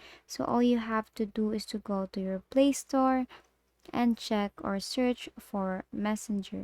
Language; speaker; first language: English; non-native, local second language; Filipino